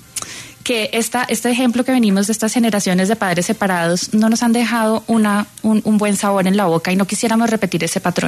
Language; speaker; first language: Spanish; native; Spanish